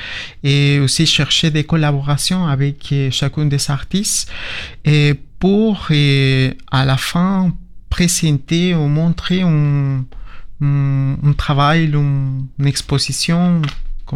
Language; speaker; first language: French; non-native, learner; Spanish